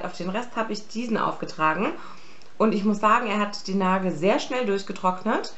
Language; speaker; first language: German; native; German